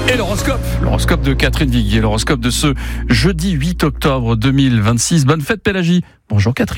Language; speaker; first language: French; native; French